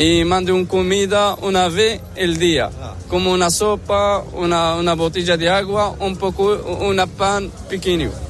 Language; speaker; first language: Spanish; non-native, learner; Arabic